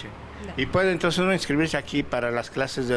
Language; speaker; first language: Spanish; native; Spanish